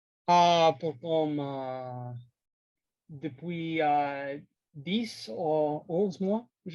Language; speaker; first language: French; non-native, learner; English